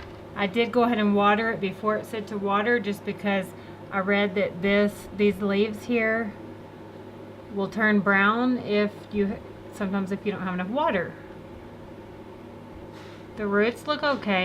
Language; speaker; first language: English; native; English